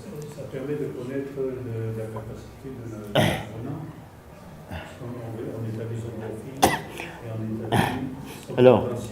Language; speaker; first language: French; non-native, fluent; Spanish